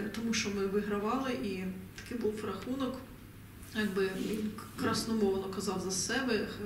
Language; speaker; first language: Ukrainian; native; Ukrainian